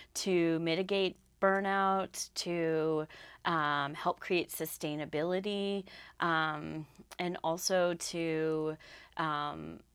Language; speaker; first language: English; native; English